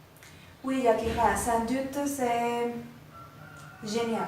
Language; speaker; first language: French; non-native, learner; Spanish